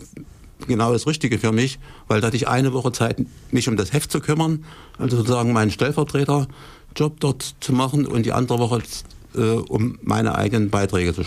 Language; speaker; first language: German; native; German